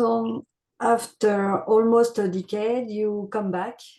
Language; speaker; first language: English; non-native, learner; French